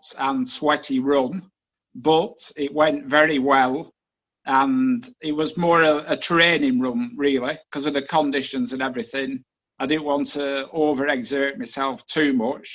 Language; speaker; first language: English; native; English